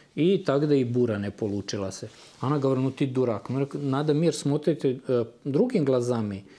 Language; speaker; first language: Russian; non-native, fluent; Serbian